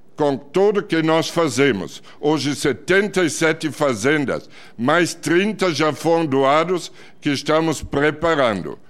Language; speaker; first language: Portuguese; non-native, fluent; German